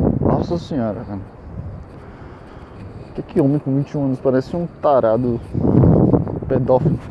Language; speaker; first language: Portuguese; native; Portuguese